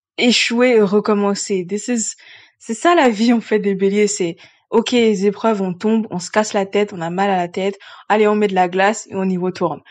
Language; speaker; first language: French; early bilingual, other home language; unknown